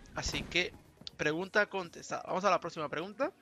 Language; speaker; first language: Spanish; native; Spanish